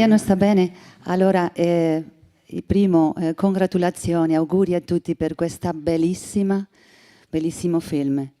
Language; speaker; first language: Italian; non-native, fluent; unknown